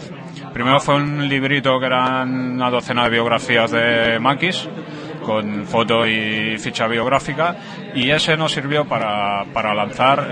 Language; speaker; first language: Spanish; native; Spanish